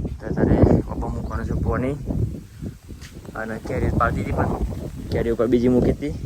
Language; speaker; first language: Gujarati; native; Gujarati